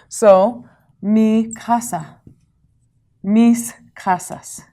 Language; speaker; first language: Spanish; non-native, fluent; English